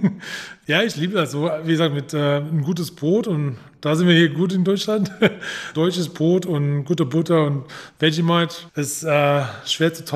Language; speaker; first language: German; non-native, fluent; English